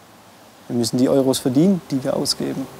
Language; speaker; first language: German; native; German